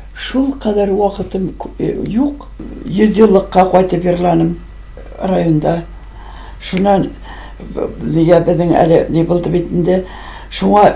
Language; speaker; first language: Tatar; non-native, local second language; Bashkir